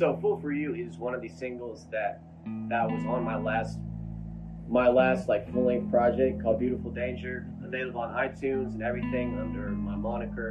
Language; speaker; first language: English; native; English